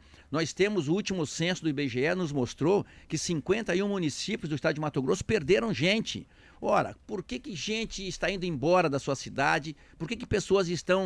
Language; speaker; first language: Portuguese; native; Portuguese